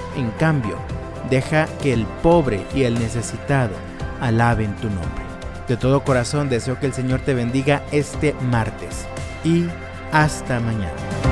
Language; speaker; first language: Spanish; native; Spanish